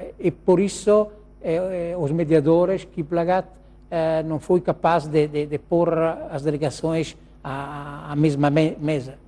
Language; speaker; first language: Portuguese; non-native, learner; Italian